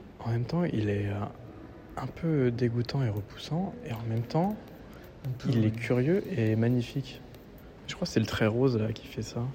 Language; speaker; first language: French; native; French